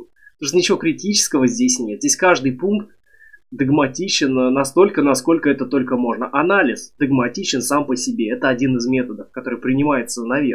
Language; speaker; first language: Russian; native; Russian